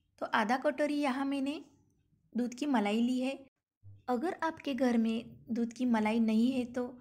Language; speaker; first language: Hindi; non-native, local second language; Marathi